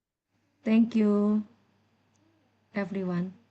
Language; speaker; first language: English; non-native, learner; Indonesian